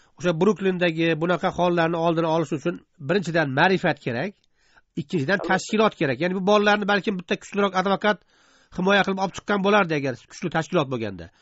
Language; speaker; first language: Uzbek; native; Uzbek